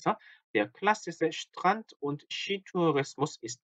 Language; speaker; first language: German; non-native, fluent; Korean